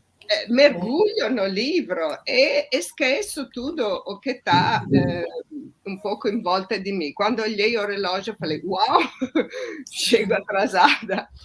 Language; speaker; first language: Portuguese; non-native, fluent; Italian